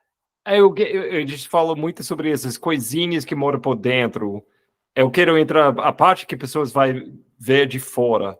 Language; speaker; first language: Portuguese; non-native, fluent; English